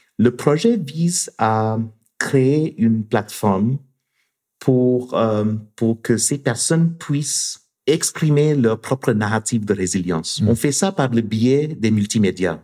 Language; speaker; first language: French; non-native, fluent; English